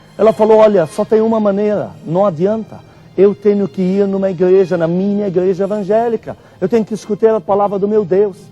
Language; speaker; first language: Portuguese; non-native, fluent; Arabic